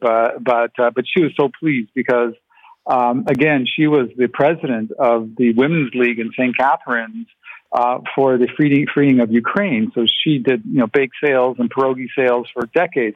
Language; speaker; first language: English; non-native, fluent; Ukrainian